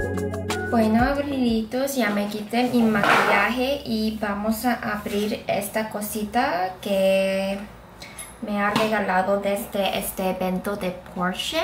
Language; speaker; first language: Spanish; non-native, fluent; Korean